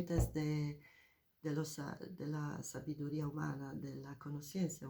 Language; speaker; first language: Spanish; non-native, fluent; Italian